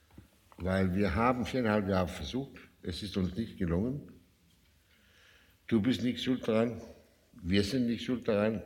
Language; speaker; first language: German; non-native, fluent; Danish